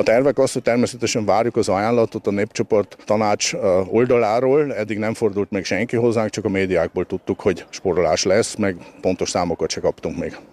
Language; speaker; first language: Hungarian; native; Hungarian